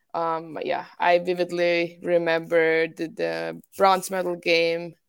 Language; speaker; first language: English; non-native, fluent; Swiss German